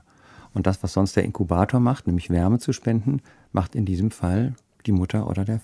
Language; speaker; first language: German; native; German